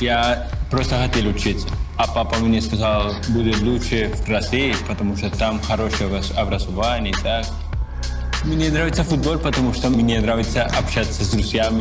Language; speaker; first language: Russian; non-native, learner; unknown